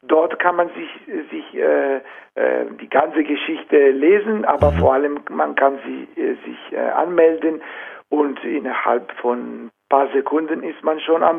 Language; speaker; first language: German; non-native, fluent; Italian